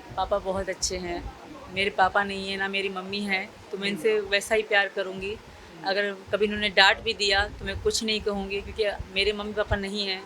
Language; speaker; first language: Urdu; non-native, local second language; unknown